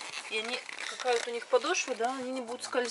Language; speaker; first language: Russian; native; Russian